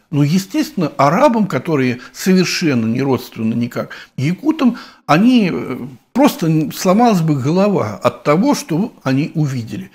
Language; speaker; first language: Russian; native; Russian